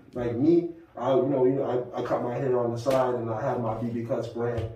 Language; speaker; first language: English; native; English